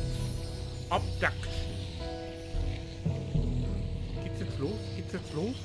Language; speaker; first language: German; native; German